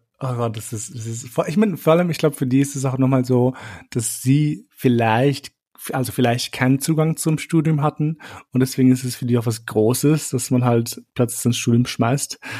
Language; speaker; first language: German; early bilingual, other home language; Albanian